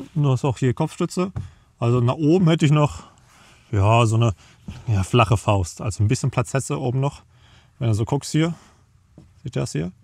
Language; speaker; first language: German; native; German